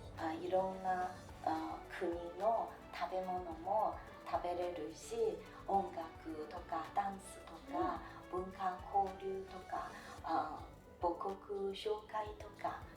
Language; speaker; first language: Japanese; non-native, fluent; Chinese